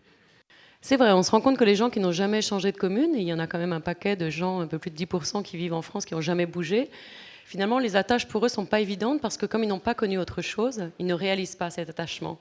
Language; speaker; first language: French; native; French